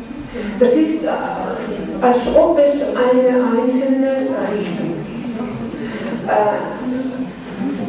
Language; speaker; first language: German; non-native, fluent; Armenian